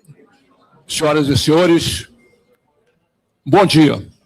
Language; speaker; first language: Portuguese; native; Portuguese